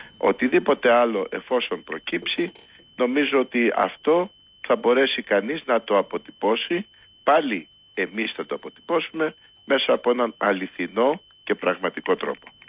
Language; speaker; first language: Greek; native; Greek